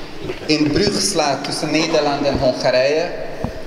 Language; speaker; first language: Dutch; non-native, fluent; Hungarian